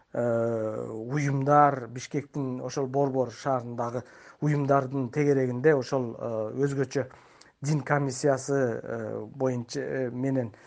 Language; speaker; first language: Kyrgyz; native; Kyrgyz